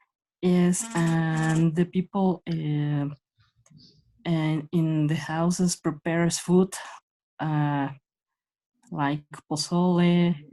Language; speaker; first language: English; non-native, learner; Spanish